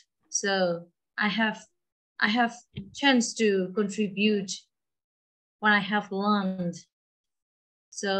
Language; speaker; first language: English; non-native, learner; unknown